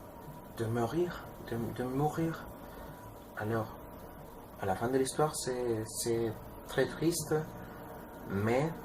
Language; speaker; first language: French; non-native, learner; Spanish